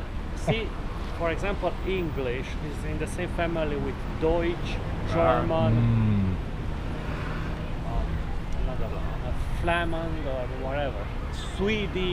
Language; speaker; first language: English; non-native, fluent; Romanian